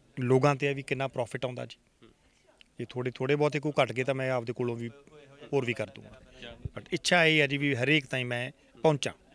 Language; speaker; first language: Punjabi; native; Punjabi